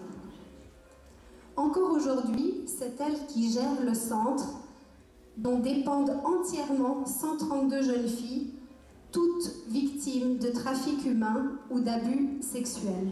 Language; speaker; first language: French; native; French